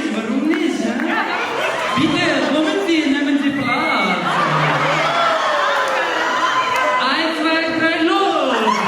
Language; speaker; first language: German; non-native, learner; Tibetan